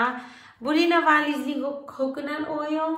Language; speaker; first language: Greek; early bilingual, heritage; English